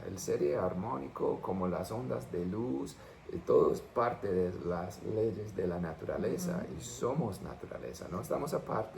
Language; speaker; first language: Spanish; non-native, fluent; English